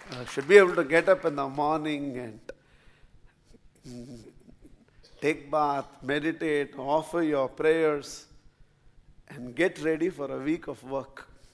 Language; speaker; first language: English; non-native, local second language; Tamil